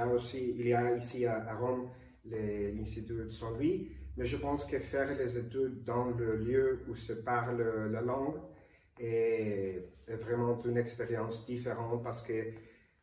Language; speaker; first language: French; non-native, learner; Spanish